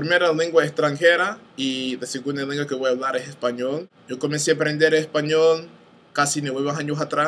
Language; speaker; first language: Spanish; non-native, fluent; English